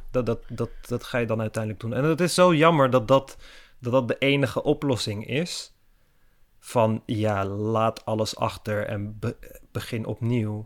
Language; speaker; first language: Dutch; early bilingual, other home language; Turkish